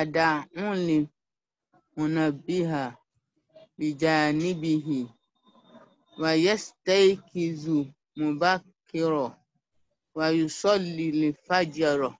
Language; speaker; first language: Arabic; non-native, learner; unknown